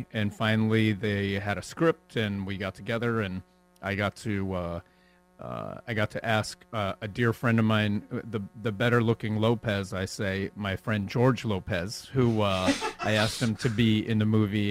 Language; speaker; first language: English; native; English